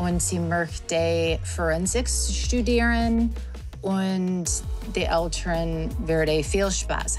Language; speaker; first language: German; non-native, learner; English